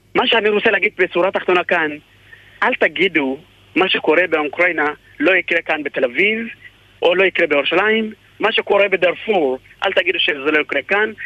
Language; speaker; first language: Hebrew; non-native, fluent; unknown